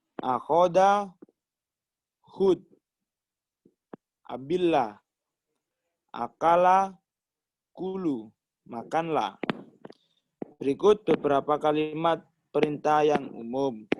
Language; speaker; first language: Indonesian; native; Indonesian